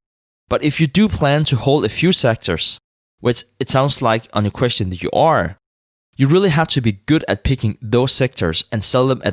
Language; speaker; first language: English; non-native, fluent; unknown